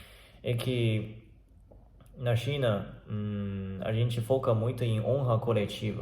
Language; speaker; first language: Portuguese; non-native, learner; Chinese